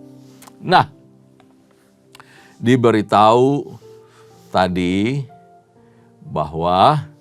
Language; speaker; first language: Indonesian; native; Indonesian